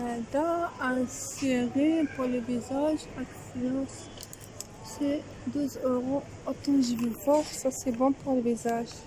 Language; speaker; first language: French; non-native, local second language; Arabic